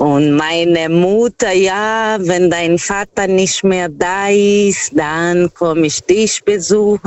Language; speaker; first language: German; non-native, fluent; Portuguese